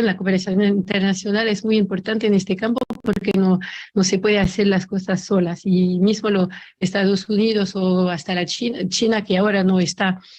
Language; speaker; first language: Spanish; non-native, fluent; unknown